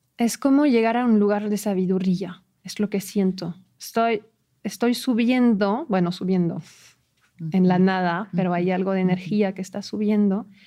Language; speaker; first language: Spanish; non-native, fluent; French